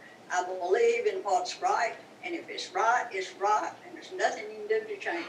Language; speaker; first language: English; native; English